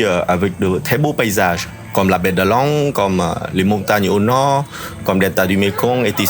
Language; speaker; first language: French; non-native, fluent; Vietnamese